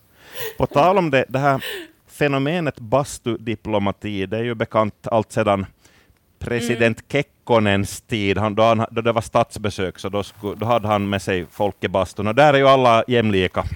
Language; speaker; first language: Swedish; native; Swedish